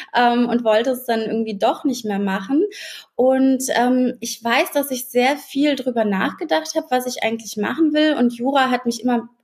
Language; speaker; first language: German; native; German